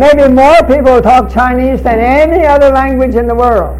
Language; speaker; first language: English; early bilingual, other home language; Chinese